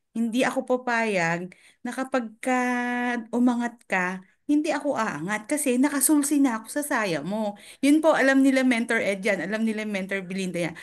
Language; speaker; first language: Filipino; native; Filipino